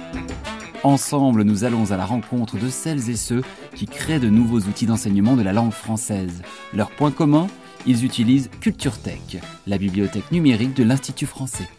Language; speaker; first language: French; native; French